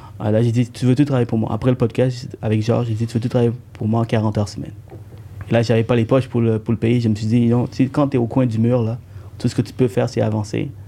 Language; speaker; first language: French; early bilingual, other home language; Tamil